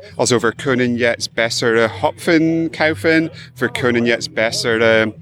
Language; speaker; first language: German; non-native, fluent; English